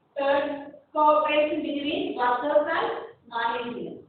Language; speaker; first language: English; non-native, local second language; Malayalam